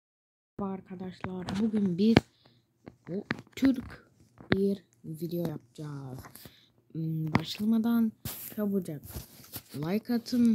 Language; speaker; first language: Turkish; early bilingual, heritage; Turkish